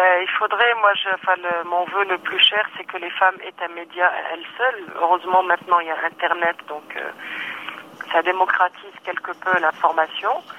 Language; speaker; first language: French; non-native, local second language; Arabic